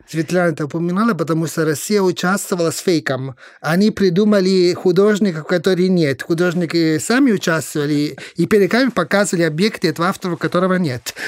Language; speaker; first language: Russian; non-native, fluent; Italian